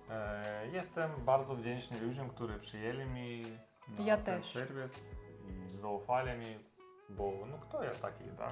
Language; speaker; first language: Polish; non-native, learner; Russian